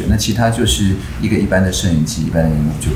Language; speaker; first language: Chinese; native; Chinese